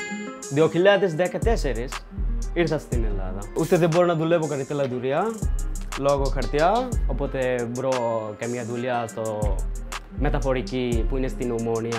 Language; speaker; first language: Greek; non-native, learner; Bangla